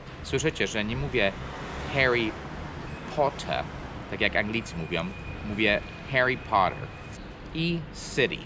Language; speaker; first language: Polish; non-native, fluent; English